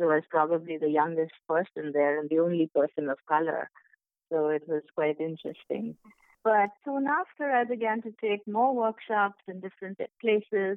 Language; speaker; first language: English; non-native, local second language; Bangla